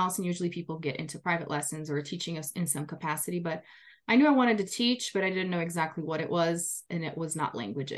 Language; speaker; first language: English; non-native, fluent; Portuguese